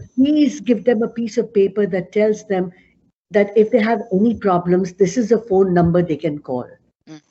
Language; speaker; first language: English; non-native, local second language; Punjabi